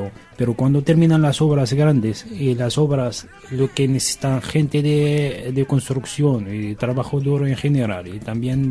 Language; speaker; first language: Spanish; non-native, learner; Arabic